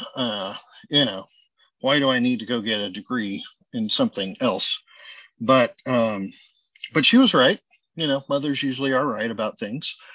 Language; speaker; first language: English; native; English